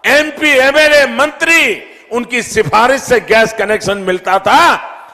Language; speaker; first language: Hindi; non-native, local second language; Gujarati